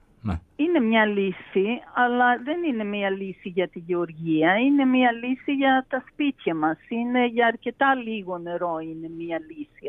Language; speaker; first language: Greek; early bilingual, heritage; Greek